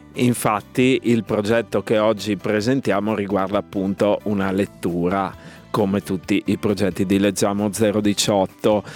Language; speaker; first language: Italian; native; Italian